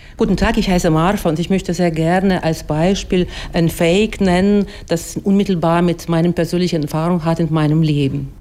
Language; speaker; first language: German; non-native, fluent; Ukrainian